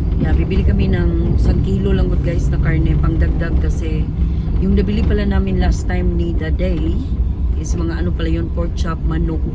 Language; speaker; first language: Filipino; native; Filipino